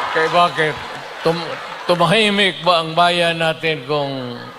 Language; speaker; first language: Filipino; non-native, local second language; Cebuano